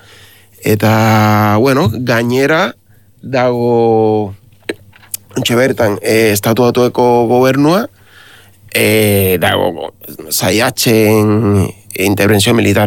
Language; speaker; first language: Basque; non-native, learner; Spanish